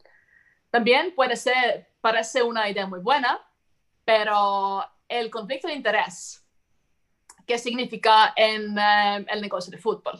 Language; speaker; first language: Spanish; non-native, fluent; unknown